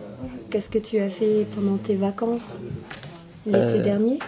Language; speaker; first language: French; non-native, learner; English